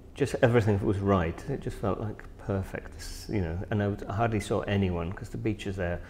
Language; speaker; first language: English; native; English